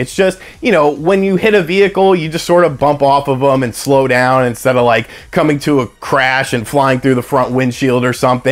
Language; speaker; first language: English; native; English